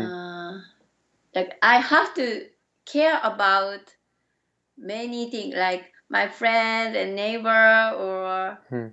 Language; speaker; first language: English; non-native, learner; Japanese